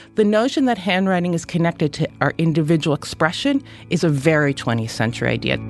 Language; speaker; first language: English; native; English